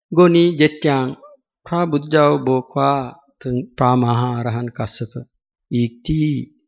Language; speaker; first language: Thai; non-native, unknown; Sinhala